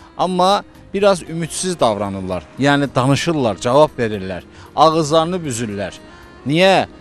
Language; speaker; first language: Azerbaijani; native; Azerbaijani